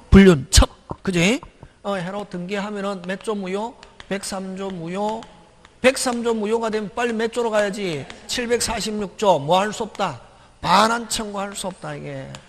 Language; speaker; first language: Korean; native; Korean